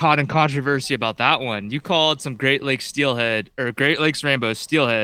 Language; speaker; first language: English; native; English